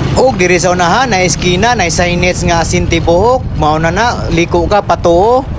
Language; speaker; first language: Cebuano; native; Cebuano